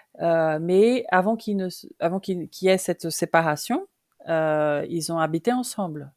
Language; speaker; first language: French; non-native, fluent; Portuguese